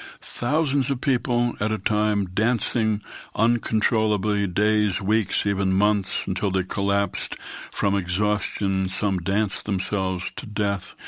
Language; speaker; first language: English; native; English